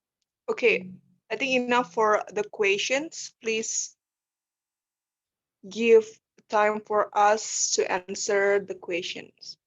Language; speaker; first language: English; non-native, learner; Indonesian